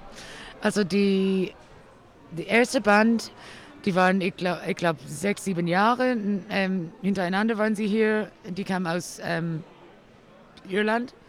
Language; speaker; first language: German; non-native, learner; English